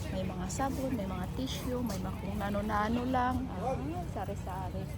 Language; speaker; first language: Filipino; native; Filipino